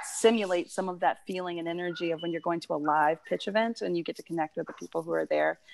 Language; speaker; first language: English; native; English